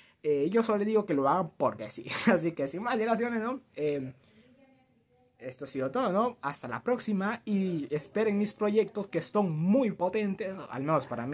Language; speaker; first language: Spanish; native; Spanish